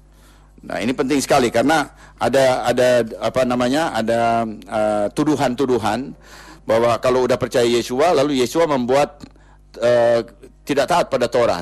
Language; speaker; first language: Indonesian; native; Indonesian